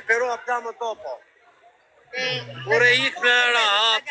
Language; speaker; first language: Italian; non-native, learner; Albanian